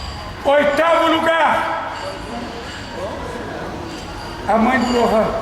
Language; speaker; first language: Portuguese; native; Portuguese